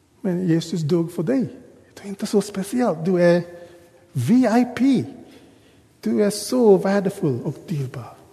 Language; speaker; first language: Swedish; non-native, fluent; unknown